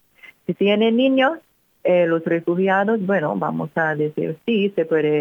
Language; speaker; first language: Spanish; non-native, fluent; English